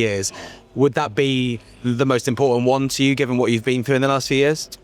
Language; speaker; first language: English; native; English